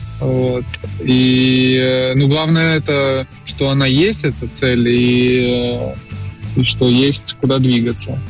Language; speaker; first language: Russian; native; Russian